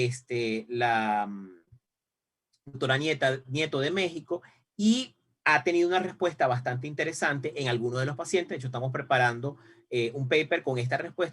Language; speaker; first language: Spanish; native; Spanish